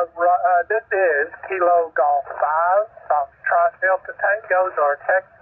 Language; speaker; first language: English; native; English